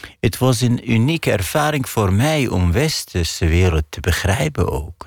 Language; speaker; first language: Dutch; non-native, fluent; Arabic